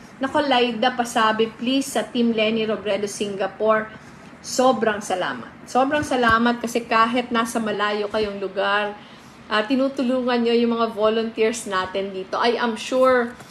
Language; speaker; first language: Filipino; non-native, local second language; Bikol